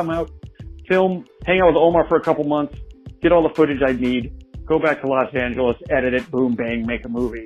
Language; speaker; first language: English; native; English